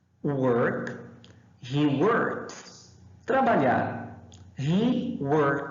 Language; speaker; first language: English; non-native, fluent; Portuguese